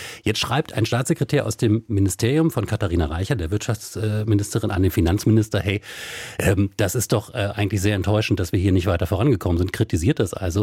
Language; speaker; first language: German; native; German